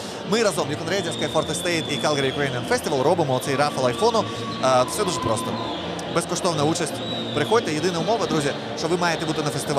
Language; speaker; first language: Ukrainian; native; Ukrainian